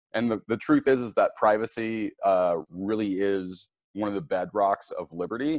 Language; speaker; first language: English; native; English